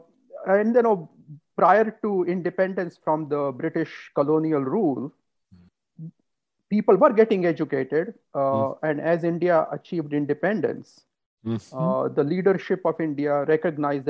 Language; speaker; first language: English; non-native, local second language; Hindi